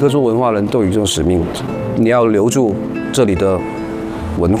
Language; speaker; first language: Chinese; non-native, local second language; Min Nan Chinese